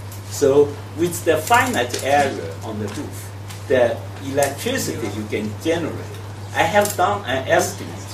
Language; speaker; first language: English; non-native, fluent; Chinese